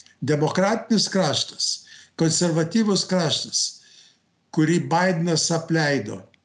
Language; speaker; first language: Lithuanian; early bilingual, heritage; Lithuanian